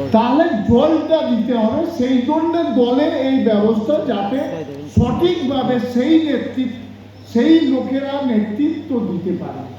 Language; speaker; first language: Bangla; non-native, local second language; Santali